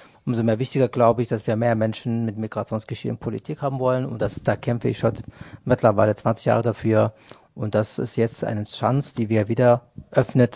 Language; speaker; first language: German; non-native, fluent; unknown